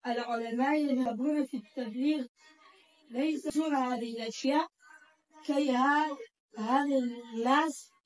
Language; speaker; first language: Arabic; non-native, learner; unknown